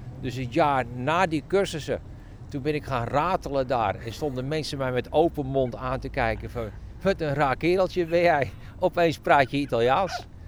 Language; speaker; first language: Dutch; native; Dutch